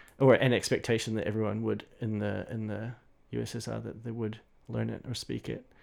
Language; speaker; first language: English; native; English